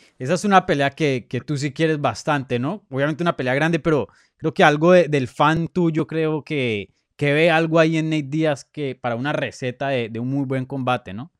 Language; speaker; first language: Spanish; native; Spanish